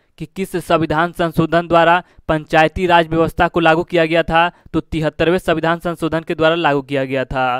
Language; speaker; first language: Hindi; native; Hindi